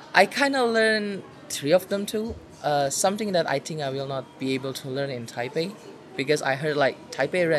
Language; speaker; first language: English; non-native, fluent; Indonesian